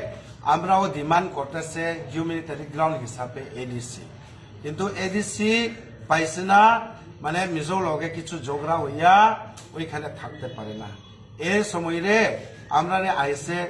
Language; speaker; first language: Bangla; non-native, local second language; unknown